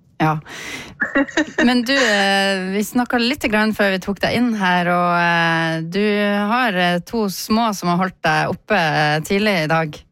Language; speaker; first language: Norwegian; native; Norwegian